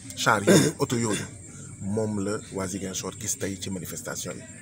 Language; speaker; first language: Wolof; non-native, local second language; Jola-Fonyi